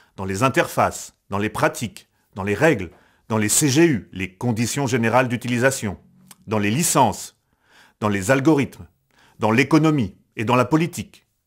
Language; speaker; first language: French; native; French